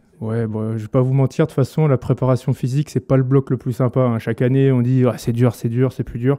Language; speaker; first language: French; native; French